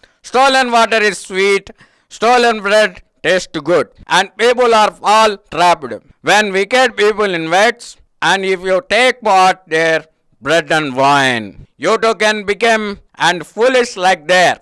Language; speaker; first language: English; non-native, local second language; Telugu